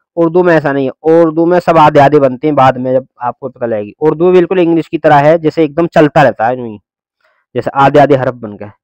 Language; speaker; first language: Hindi; native; Hindi